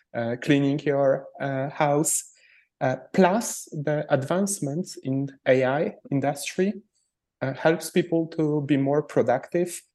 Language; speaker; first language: English; non-native, fluent; Polish